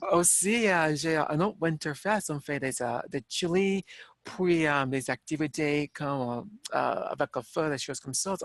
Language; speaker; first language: French; non-native, learner; English